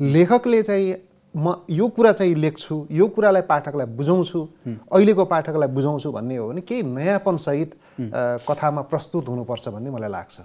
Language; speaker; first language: Nepali; native; Nepali